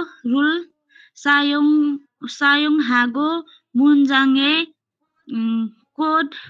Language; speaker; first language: Korean; non-native, learner; Nepali